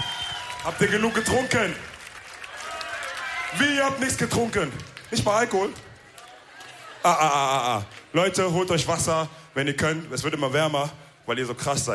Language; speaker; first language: German; native; German